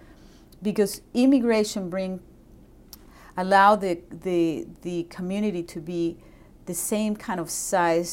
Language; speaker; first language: English; non-native, fluent; Spanish